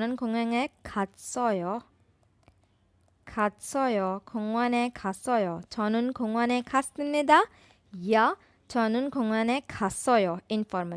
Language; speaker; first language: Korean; non-native, fluent; Urdu